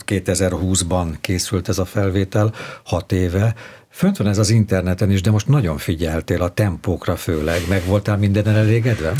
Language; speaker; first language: Hungarian; native; Hungarian